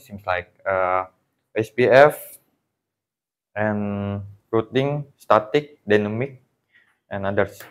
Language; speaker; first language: English; non-native, learner; Indonesian